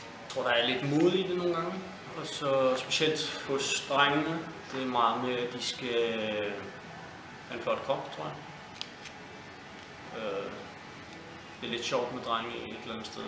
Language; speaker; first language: Danish; native; Danish